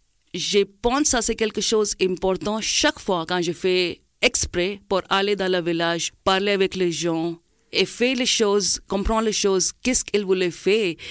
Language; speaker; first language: French; non-native, fluent; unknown